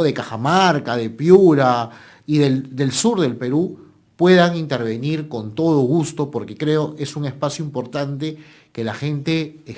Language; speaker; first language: Spanish; native; Spanish